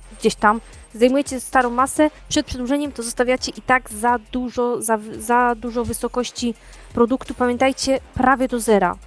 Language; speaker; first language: Polish; native; Polish